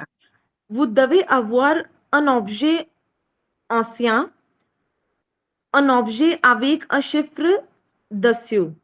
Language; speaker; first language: French; non-native, learner; Hindi